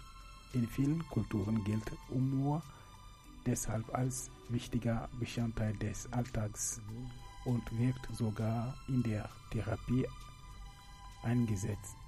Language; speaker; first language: German; non-native, learner; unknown